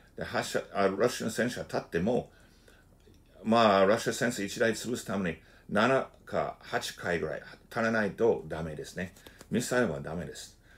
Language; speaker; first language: Japanese; non-native, fluent; English